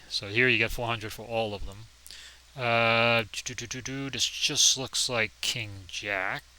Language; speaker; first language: English; native; English